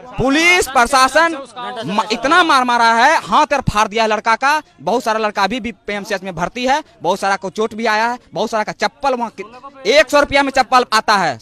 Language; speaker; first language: Hindi; native; Hindi